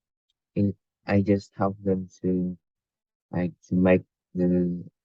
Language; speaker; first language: English; non-native, learner; Vietnamese